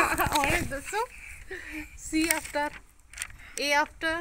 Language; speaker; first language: English; non-native, local second language; Punjabi